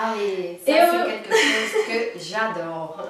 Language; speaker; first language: French; non-native, fluent; Portuguese